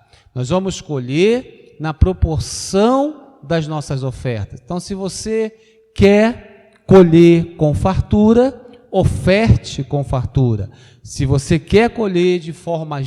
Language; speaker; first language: Portuguese; native; Portuguese